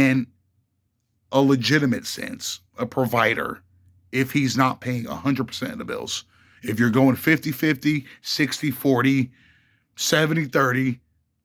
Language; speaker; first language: English; native; English